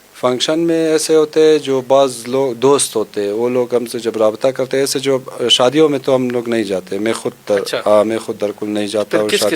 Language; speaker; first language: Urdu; non-native, local second language; Hazaragi